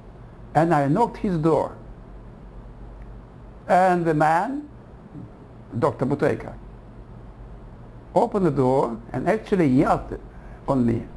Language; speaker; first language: English; non-native, fluent; Russian